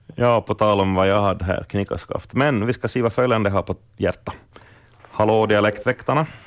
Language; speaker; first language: Swedish; native; Swedish